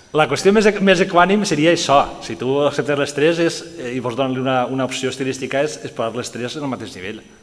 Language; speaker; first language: Catalan; native; Catalan